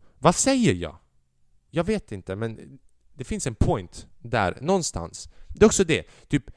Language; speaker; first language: Swedish; early bilingual, other home language; Albanian